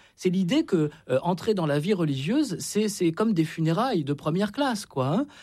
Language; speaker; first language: French; native; French